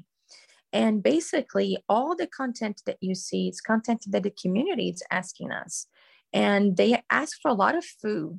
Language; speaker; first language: English; non-native, fluent; Portuguese